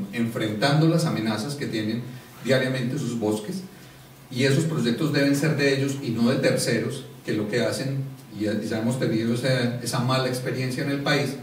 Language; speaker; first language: Spanish; native; Spanish